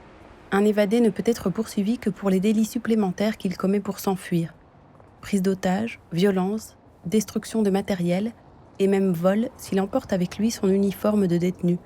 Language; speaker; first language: French; native; French